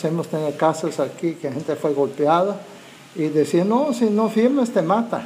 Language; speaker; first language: Spanish; non-native, fluent; English